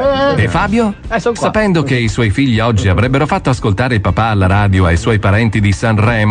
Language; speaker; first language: Italian; native; Italian